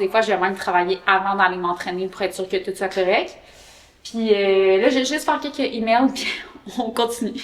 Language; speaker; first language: French; native; French